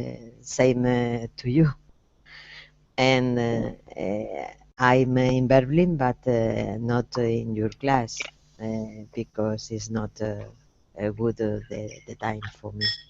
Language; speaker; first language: English; non-native, learner; Spanish